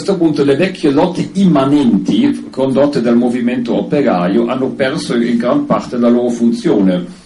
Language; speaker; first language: Italian; non-native, fluent; German